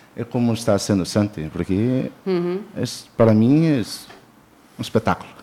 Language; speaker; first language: Spanish; non-native, learner; Portuguese